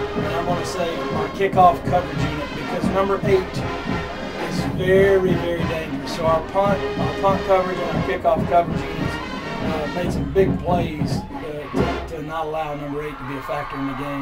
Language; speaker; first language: English; native; English